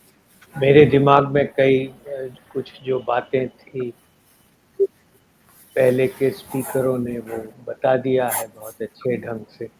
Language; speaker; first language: Hindi; non-native, local second language; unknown